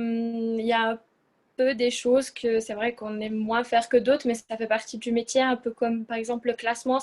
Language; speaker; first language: French; early bilingual, other home language; Portuguese